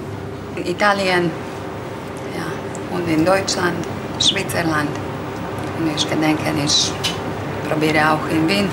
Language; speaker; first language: German; non-native, learner; Slovak